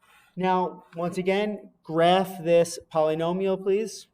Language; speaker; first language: English; native; English